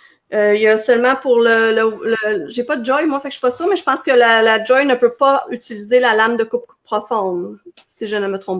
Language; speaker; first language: French; native; French